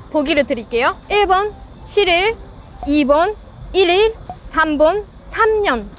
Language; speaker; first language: Korean; non-native, fluent; Japanese